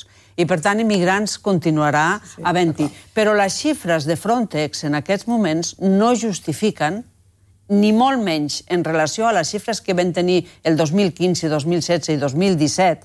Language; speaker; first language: Catalan; native; Catalan